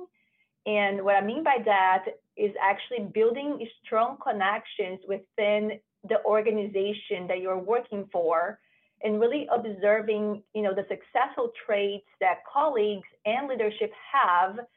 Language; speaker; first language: English; non-native, fluent; Portuguese